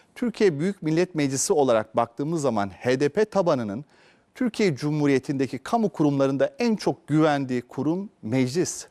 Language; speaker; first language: Turkish; native; Turkish